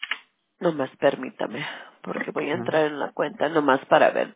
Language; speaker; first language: Spanish; early bilingual, heritage; Spanish